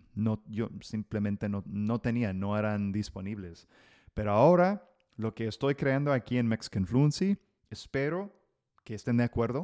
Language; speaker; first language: Spanish; non-native, fluent; English